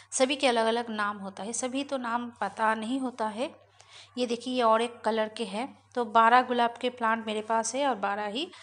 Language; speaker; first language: Hindi; non-native, local second language; Bangla